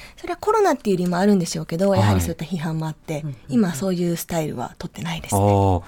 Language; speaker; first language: Japanese; native; Japanese